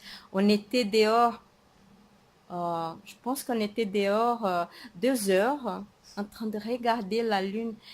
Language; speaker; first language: French; non-native, fluent; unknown